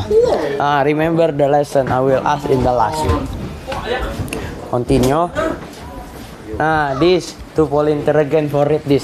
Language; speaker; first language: English; non-native, learner; Indonesian